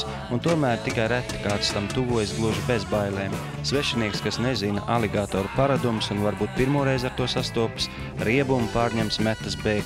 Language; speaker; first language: Latvian; native; Latvian